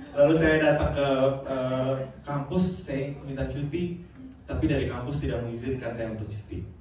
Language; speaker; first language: Indonesian; native; Indonesian